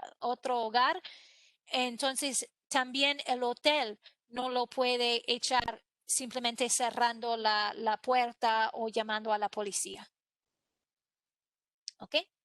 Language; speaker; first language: Spanish; non-native, fluent; English